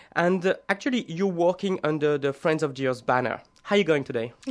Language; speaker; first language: English; non-native, fluent; French